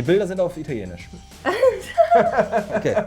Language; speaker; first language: German; native; German